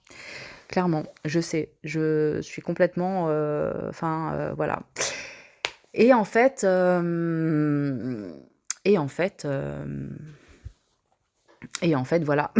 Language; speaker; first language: French; native; French